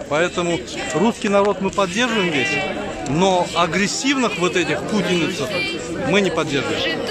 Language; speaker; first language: Russian; non-native, local second language; Turkmen